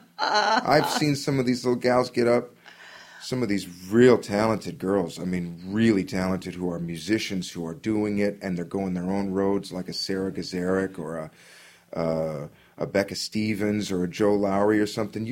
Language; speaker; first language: English; native; English